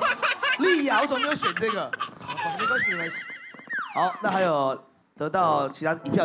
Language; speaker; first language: Chinese; native; Chinese